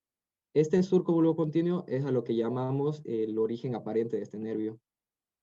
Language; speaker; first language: Spanish; native; Spanish